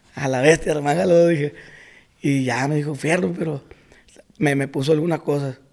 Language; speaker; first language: Spanish; native; Spanish